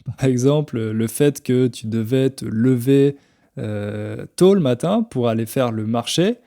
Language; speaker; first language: French; native; French